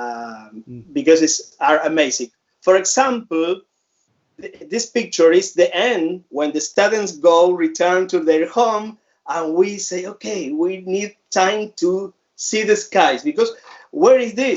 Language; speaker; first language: English; non-native, fluent; Spanish